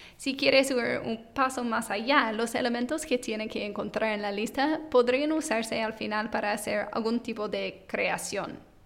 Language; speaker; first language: Spanish; non-native, fluent; English